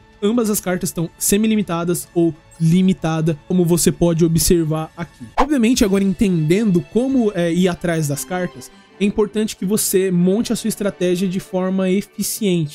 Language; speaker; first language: Portuguese; native; Portuguese